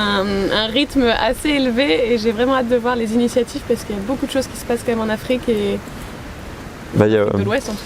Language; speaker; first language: French; native; French